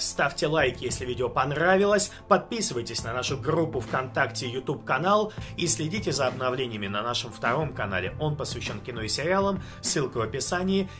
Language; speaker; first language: Russian; native; Russian